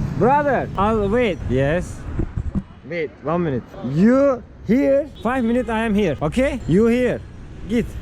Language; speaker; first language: English; non-native, learner; Turkish